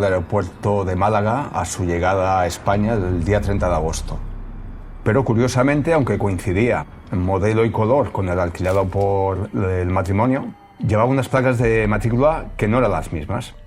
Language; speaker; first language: Spanish; native; Spanish